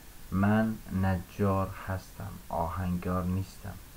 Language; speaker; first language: Persian; non-native, fluent; Azerbaijani